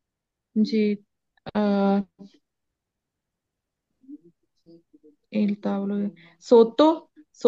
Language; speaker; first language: Italian; non-native, learner; Punjabi